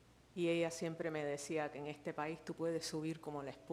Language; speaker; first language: Spanish; early bilingual, heritage; Spanish